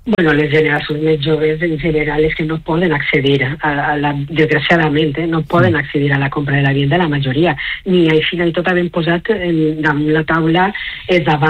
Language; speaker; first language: Catalan; native; Catalan